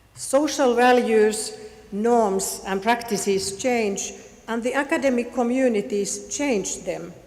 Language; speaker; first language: English; non-native, fluent; Finnish